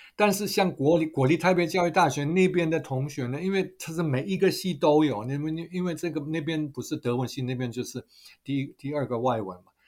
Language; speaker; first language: Chinese; non-native, fluent; German